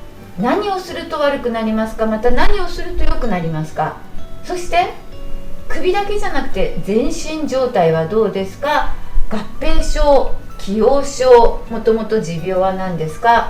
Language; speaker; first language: Japanese; native; Japanese